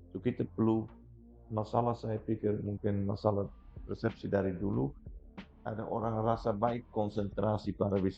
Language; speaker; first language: Indonesian; non-native, fluent; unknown